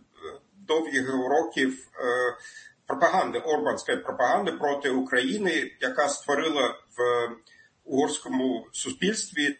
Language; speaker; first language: Ukrainian; non-native, fluent; German